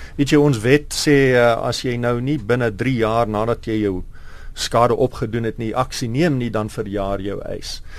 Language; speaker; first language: Afrikaans; non-native, local second language; English